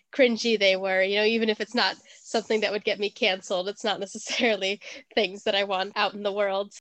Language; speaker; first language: English; native; English